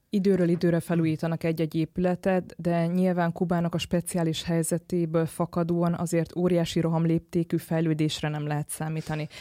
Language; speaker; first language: Hungarian; native; Hungarian